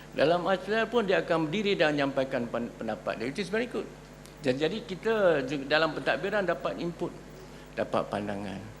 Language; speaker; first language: Malay; native; Malay